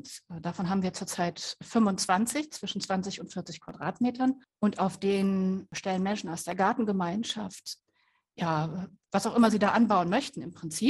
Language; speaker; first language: German; native; German